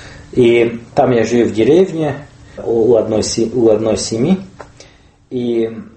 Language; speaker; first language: Russian; non-native, learner; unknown